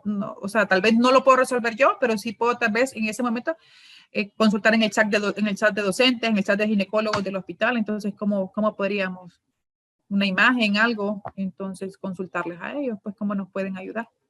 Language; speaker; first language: Spanish; native; Spanish